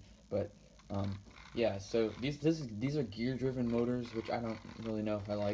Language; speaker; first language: English; native; English